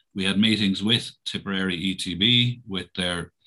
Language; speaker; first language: English; native; English